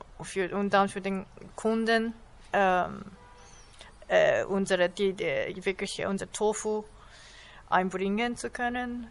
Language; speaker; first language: German; non-native, fluent; Japanese